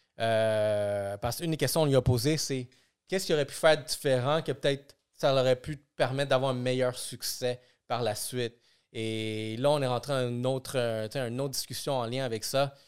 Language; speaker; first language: French; early bilingual, other home language; Spanish